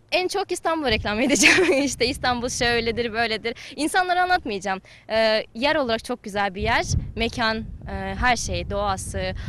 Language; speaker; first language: Turkish; non-native, fluent; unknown